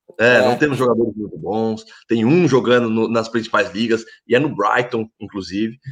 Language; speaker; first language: Portuguese; native; Portuguese